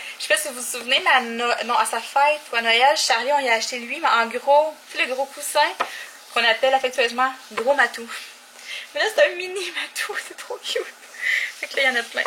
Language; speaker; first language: French; native; French